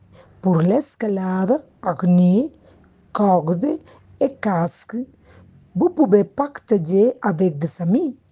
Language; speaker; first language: French; non-native, learner; Spanish